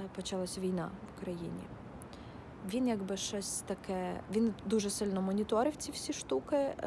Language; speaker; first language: Ukrainian; non-native, local second language; Russian